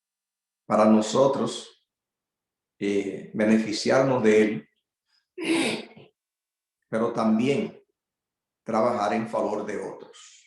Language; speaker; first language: Spanish; native; Spanish